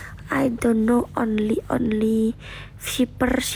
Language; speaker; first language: English; non-native, learner; Indonesian